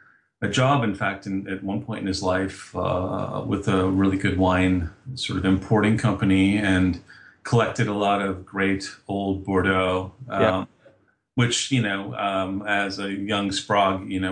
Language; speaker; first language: English; native; English